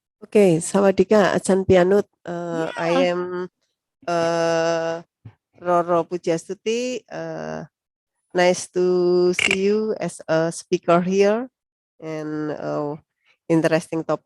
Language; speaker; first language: English; non-native, learner; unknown